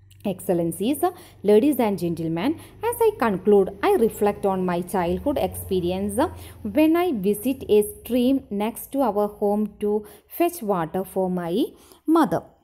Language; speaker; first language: English; non-native, local second language; Malayalam